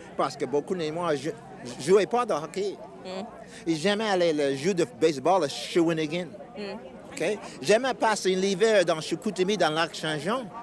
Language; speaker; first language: French; non-native, local second language; English